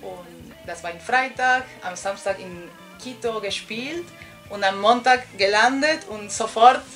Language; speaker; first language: German; non-native, fluent; Spanish